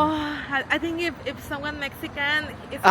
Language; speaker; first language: English; non-native, fluent; Spanish